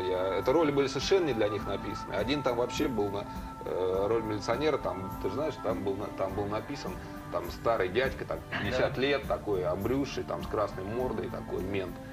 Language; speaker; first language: Russian; native; Russian